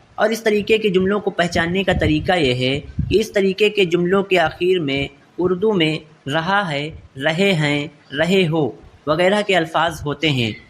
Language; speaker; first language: Urdu; native; Urdu